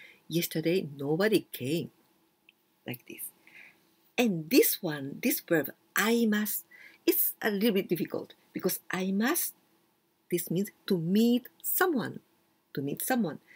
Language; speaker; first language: English; non-native, fluent; Japanese